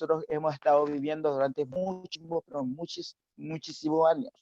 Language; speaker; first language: Spanish; non-native, fluent; Haitian Creole